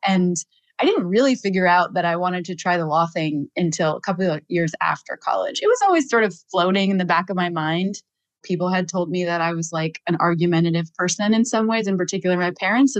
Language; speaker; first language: English; native; English